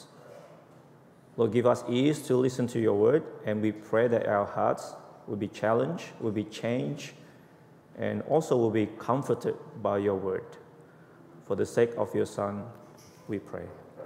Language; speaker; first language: English; non-native, fluent; Indonesian